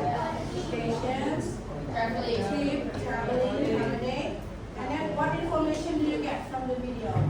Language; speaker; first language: English; non-native, fluent; Indonesian